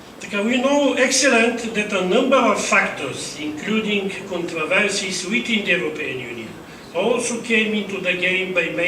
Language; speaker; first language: English; non-native, fluent; Bulgarian